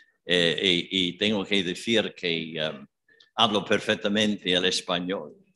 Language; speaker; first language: Spanish; non-native, fluent; English